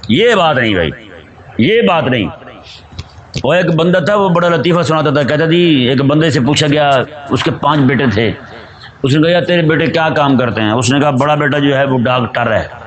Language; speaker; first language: Urdu; non-native, local second language; Punjabi